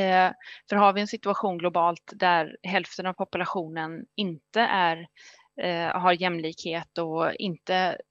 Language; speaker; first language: Swedish; native; Swedish